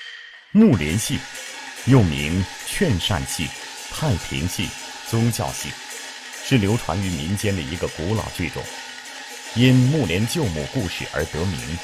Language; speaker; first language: Chinese; native; Chinese